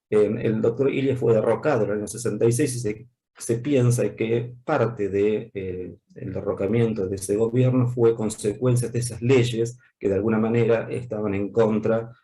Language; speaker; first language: Spanish; native; Spanish